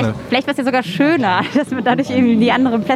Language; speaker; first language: German; native; German